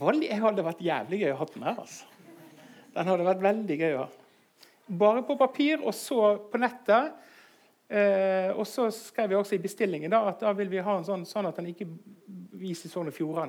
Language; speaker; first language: Norwegian; native; Norwegian